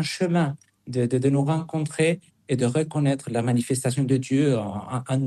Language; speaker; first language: French; non-native, fluent; Spanish